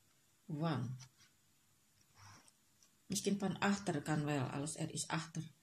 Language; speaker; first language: Dutch; non-native, learner; Indonesian